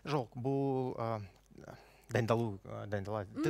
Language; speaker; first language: Kazakh; non-native, local second language; Russian